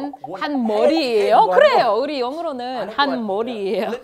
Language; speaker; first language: Korean; non-native, learner; English